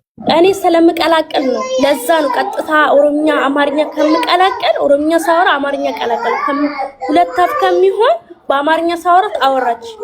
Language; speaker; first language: Amharic; native; Amharic